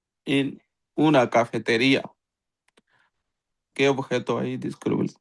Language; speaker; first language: Spanish; non-native, learner; Urdu